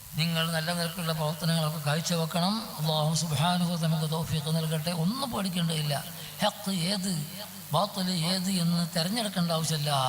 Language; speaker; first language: Malayalam; native; Malayalam